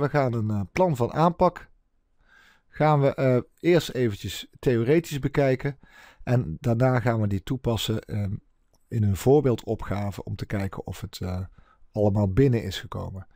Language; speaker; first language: Dutch; native; Dutch